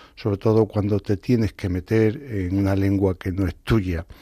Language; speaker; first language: Spanish; native; Spanish